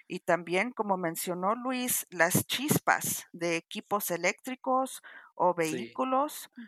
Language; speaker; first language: Spanish; early bilingual, heritage; Spanish